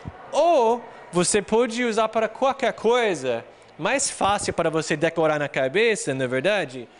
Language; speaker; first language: Portuguese; non-native, fluent; English